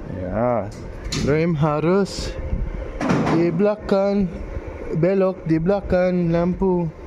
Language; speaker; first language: Indonesian; non-native, learner; English